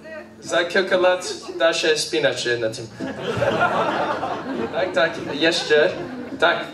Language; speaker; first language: Polish; non-native, learner; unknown